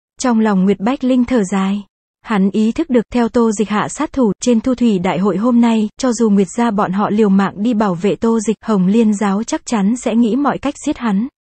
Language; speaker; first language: Vietnamese; native; Vietnamese